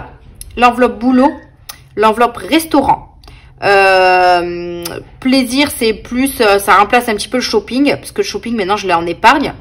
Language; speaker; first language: French; native; French